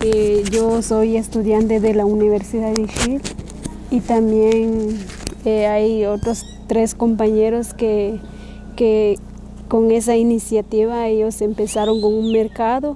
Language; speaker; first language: Spanish; non-native, local second language; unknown